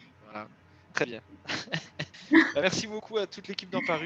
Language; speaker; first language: French; native; French